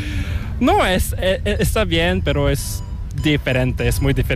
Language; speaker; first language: Spanish; non-native, fluent; Korean